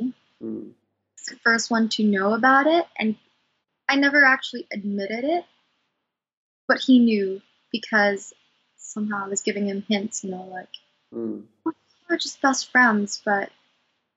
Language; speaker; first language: English; non-native, local second language; Cebuano